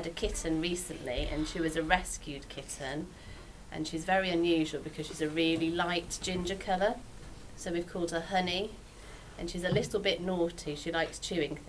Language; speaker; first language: English; native; English